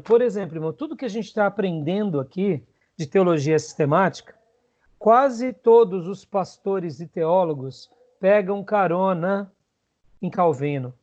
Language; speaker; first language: Portuguese; native; Portuguese